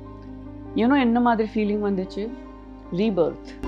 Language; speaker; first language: Tamil; non-native, local second language; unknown